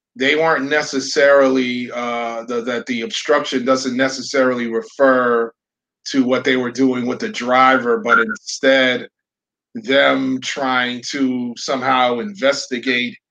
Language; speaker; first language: English; early bilingual, other home language; Spanish